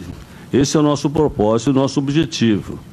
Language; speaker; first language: Portuguese; native; Portuguese